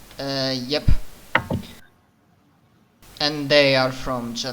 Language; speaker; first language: English; non-native, fluent; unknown